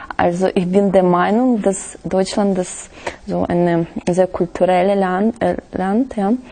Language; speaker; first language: German; non-native, learner; Russian